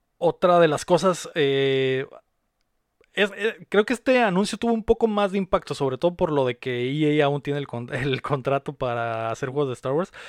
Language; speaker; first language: Spanish; native; Spanish